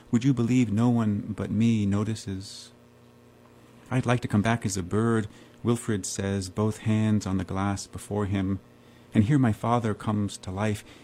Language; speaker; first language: English; native; English